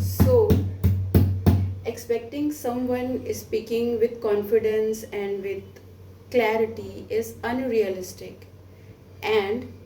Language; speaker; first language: English; non-native, local second language; Hindi